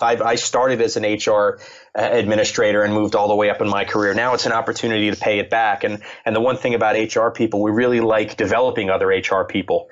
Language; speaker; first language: English; native; English